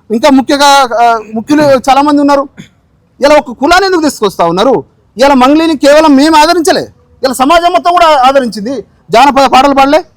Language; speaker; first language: Telugu; native; Telugu